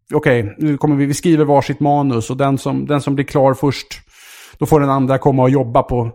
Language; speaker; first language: Swedish; native; Swedish